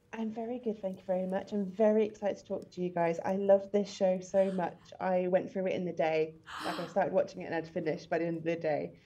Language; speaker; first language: English; native; English